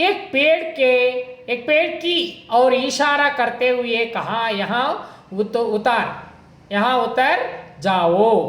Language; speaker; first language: Hindi; non-native, local second language; Kannada